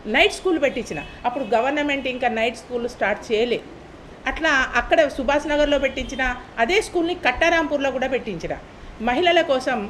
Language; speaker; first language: Telugu; native; Telugu